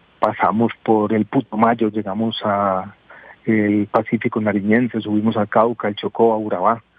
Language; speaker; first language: Spanish; native; Spanish